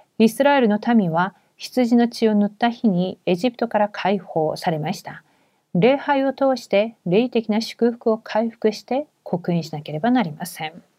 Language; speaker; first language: Japanese; non-native, fluent; Korean